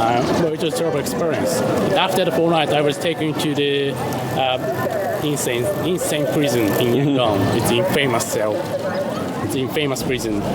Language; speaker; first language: English; non-native, fluent; Japanese